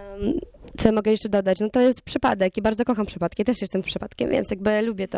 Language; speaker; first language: Polish; non-native, learner; Ukrainian